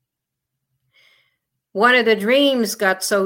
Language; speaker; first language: English; non-native, local second language; Filipino